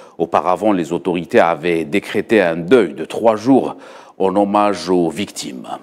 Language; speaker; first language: French; non-native, local second language; Arabic